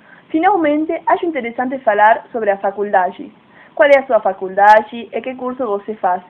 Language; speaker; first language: Portuguese; non-native, learner; Spanish